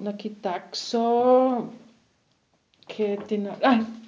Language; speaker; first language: Greek; non-native, learner; German